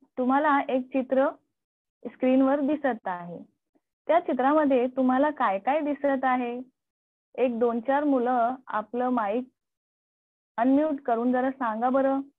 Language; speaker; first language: Marathi; non-native, local second language; Urdu